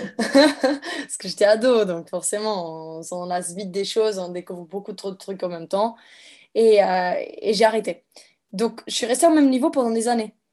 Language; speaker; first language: French; non-native, fluent; Portuguese